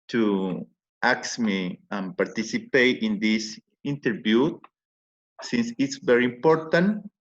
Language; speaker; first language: English; non-native, learner; Spanish